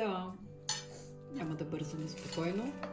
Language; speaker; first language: Bulgarian; native; Bulgarian